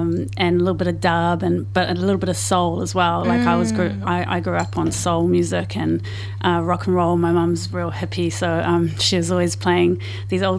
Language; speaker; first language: English; native; English